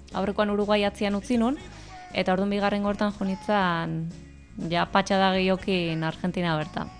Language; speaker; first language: Basque; native; Basque